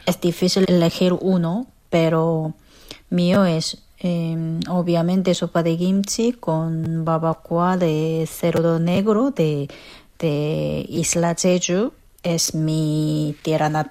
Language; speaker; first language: Spanish; non-native, local second language; Korean